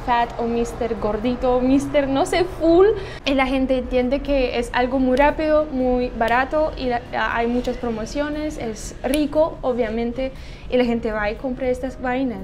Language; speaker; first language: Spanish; non-native, fluent; Russian